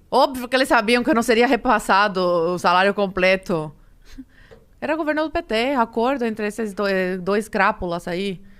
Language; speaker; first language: Portuguese; early bilingual, other home language; Spanish